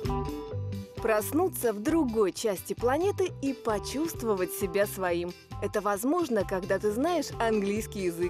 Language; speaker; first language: Russian; native; Russian